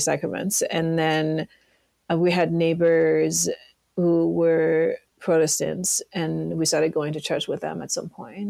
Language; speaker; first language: English; non-native, local second language; French